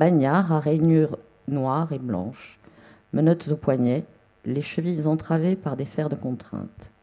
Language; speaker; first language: French; native; French